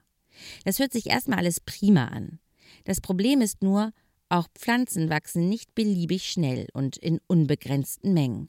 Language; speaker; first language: German; native; German